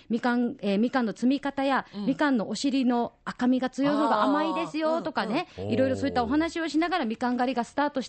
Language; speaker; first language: Japanese; native; Japanese